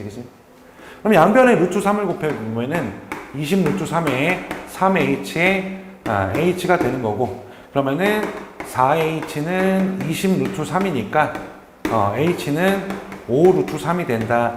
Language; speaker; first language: Korean; native; Korean